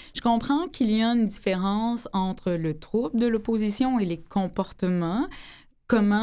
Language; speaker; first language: French; native; French